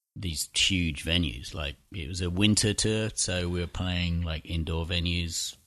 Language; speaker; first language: English; native; English